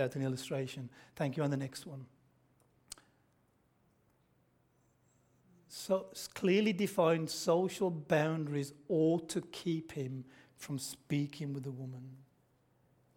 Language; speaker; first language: English; native; English